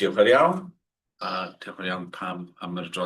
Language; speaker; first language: Welsh; non-native, learner; English